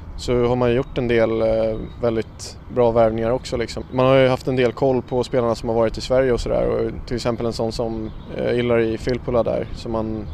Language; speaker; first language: Swedish; native; Swedish